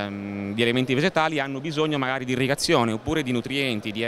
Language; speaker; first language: Italian; native; Italian